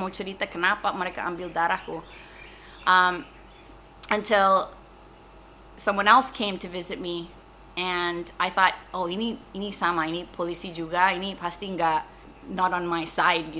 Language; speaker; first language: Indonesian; non-native, fluent; English